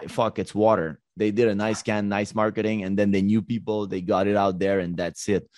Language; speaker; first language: English; native; English